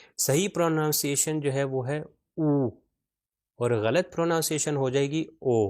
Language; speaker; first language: Urdu; non-native, local second language; Punjabi